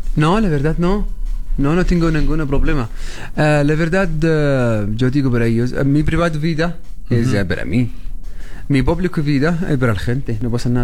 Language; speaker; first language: Spanish; non-native, learner; Arabic